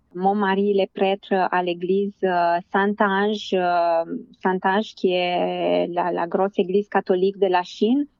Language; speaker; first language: French; non-native, fluent; Romanian